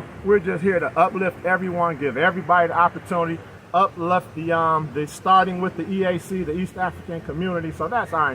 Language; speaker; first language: English; native; English